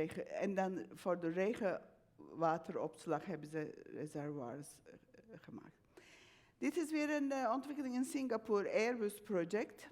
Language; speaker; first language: Dutch; non-native, fluent; Turkish